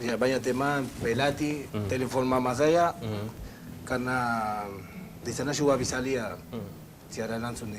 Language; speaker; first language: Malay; non-native, learner; Spanish